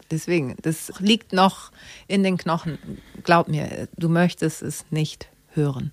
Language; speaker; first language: German; native; German